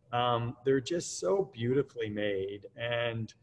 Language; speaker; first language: English; native; English